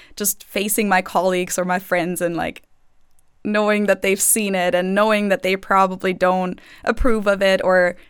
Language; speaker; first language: English; non-native, fluent; German